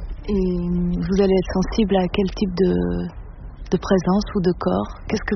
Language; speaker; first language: French; native; French